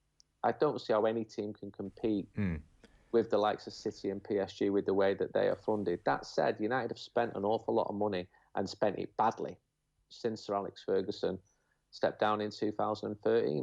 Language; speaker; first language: English; native; English